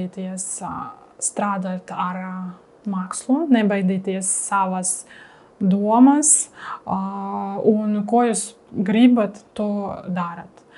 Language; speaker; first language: Latvian; non-native, learner; Russian